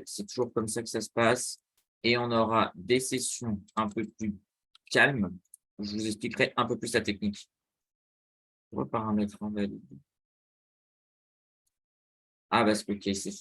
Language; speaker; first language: French; native; French